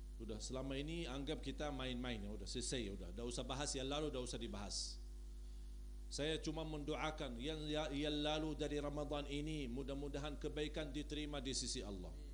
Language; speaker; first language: Indonesian; non-native, fluent; Arabic